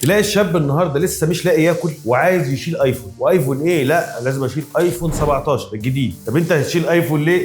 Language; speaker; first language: Arabic; native; Arabic